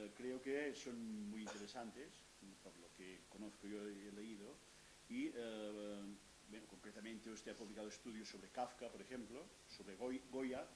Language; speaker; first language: Spanish; non-native, local second language; Catalan